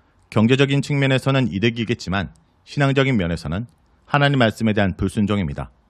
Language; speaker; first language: Korean; native; Korean